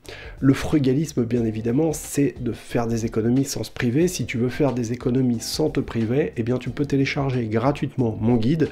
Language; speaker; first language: French; native; French